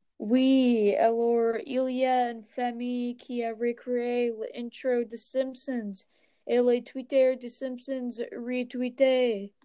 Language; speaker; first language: French; non-native, learner; English